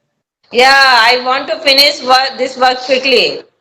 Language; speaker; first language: English; non-native, learner; Hindi